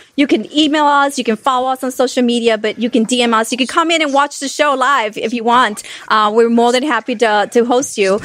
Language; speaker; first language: English; non-native, fluent; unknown